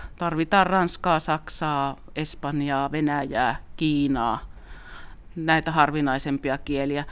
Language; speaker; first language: Finnish; native; Finnish